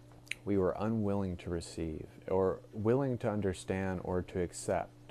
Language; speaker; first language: English; native; English